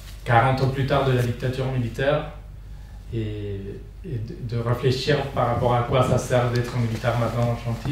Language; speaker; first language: French; non-native, fluent; Spanish